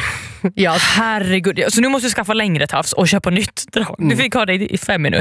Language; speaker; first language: Swedish; native; Swedish